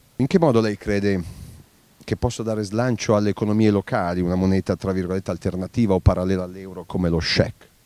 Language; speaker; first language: Italian; native; Italian